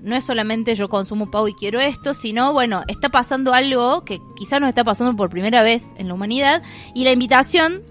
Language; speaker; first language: Spanish; native; Spanish